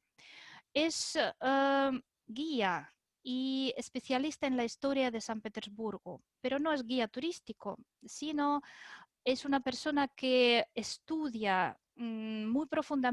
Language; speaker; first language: Spanish; non-native, fluent; Russian